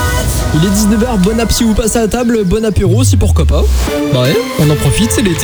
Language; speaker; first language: French; native; French